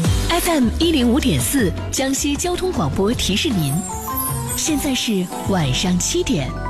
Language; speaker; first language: Chinese; native; Chinese